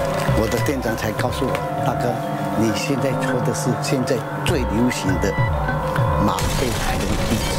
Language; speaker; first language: Chinese; non-native, local second language; Min Nan Chinese